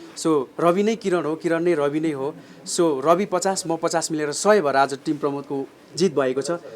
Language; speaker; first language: Nepali; native; Nepali